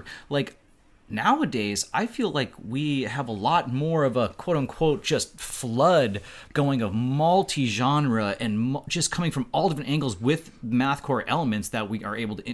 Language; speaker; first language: English; native; English